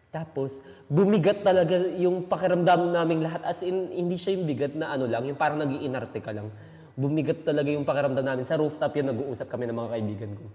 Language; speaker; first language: Filipino; native; Filipino